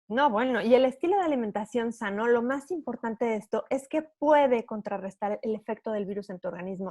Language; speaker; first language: Spanish; native; Spanish